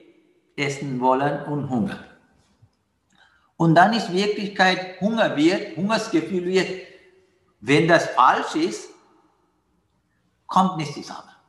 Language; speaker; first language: German; non-native, learner; Sinhala